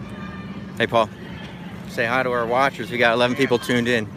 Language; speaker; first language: English; native; English